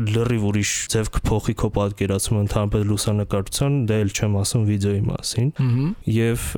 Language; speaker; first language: Armenian; native; Armenian